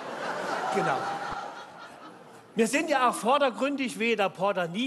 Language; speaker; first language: German; native; German